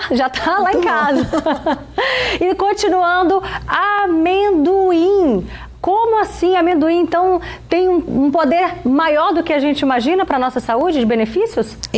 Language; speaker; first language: Portuguese; native; Portuguese